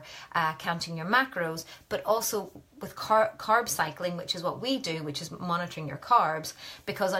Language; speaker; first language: English; native; English